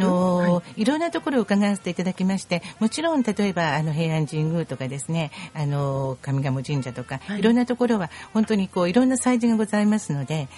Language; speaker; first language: Japanese; native; Japanese